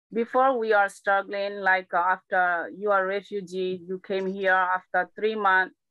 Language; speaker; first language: English; non-native, learner; Burmese